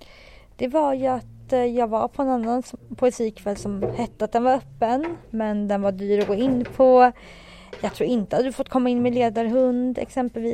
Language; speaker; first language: Swedish; native; Swedish